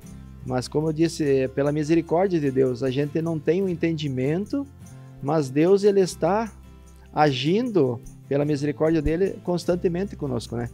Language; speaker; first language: Portuguese; native; Portuguese